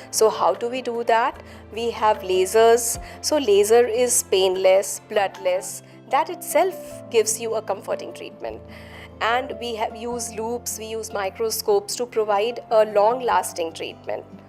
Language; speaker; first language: English; non-native, local second language; Hindi